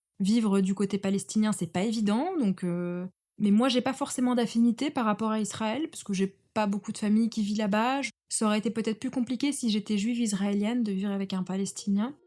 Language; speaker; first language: French; native; French